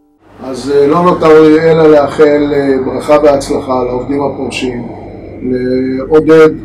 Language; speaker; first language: Hebrew; native; Hebrew